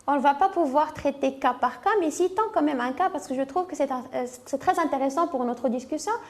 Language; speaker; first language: French; non-native, local second language; Arabic